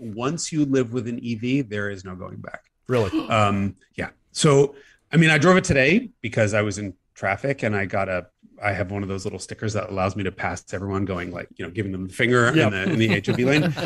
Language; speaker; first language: English; native; English